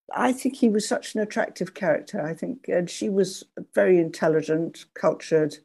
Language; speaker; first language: English; native; English